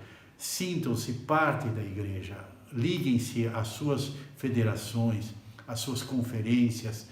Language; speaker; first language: Portuguese; native; Portuguese